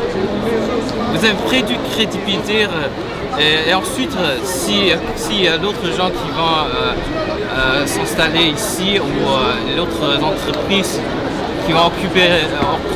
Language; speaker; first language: French; non-native, fluent; Chinese